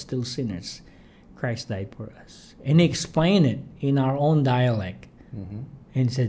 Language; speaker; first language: English; non-native, local second language; Filipino